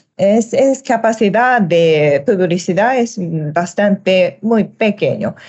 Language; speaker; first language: Spanish; non-native, learner; Japanese